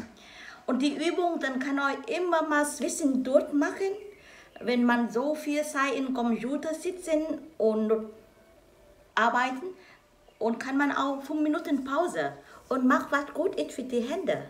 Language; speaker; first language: German; non-native, learner; Vietnamese